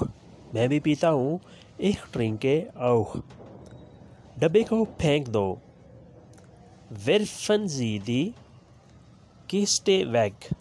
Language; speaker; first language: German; non-native, fluent; Urdu